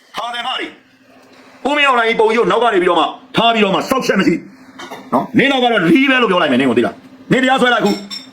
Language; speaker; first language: Burmese; native; Burmese